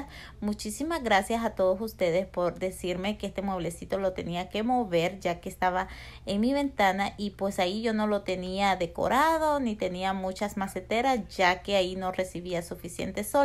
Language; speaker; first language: Spanish; native; Spanish